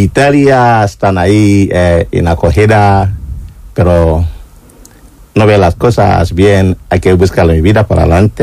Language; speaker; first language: Spanish; non-native, learner; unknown